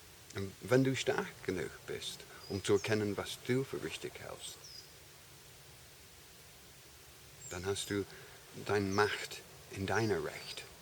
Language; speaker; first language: German; non-native, fluent; English